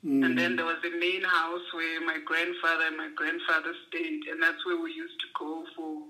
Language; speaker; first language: English; non-native, local second language; Xhosa